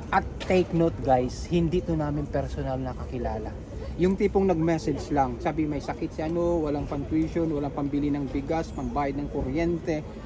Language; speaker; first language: Filipino; native; Filipino